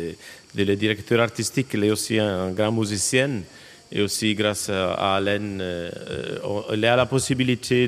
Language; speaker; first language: French; non-native, fluent; Italian